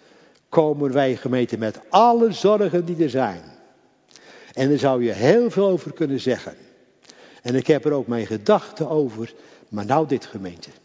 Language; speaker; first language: Dutch; native; Dutch